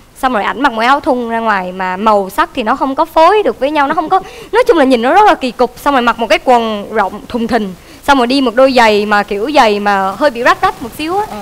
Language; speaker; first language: Vietnamese; native; Vietnamese